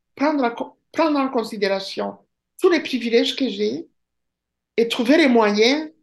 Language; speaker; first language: French; non-native, local second language; Kinyarwanda